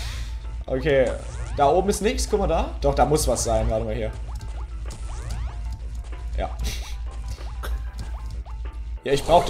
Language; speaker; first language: German; native; German